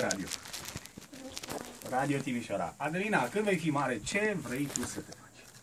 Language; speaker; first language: Romanian; native; Romanian